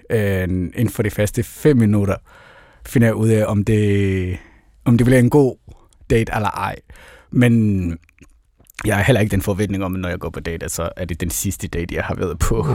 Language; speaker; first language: Danish; early bilingual, other home language; Somali